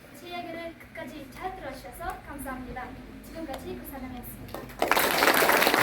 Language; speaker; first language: Korean; non-native, learner; Uzbek